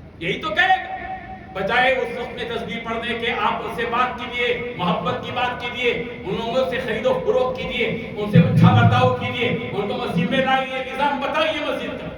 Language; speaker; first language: Urdu; native; Urdu